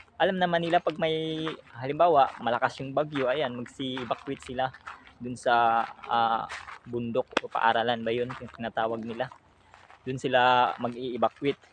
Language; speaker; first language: Filipino; non-native, local second language; Cebuano